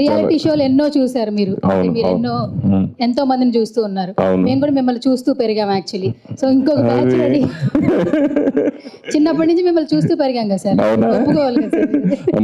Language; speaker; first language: Telugu; native; Telugu